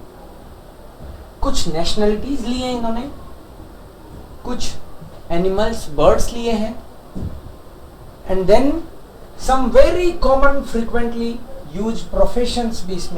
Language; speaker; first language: Hindi; native; Hindi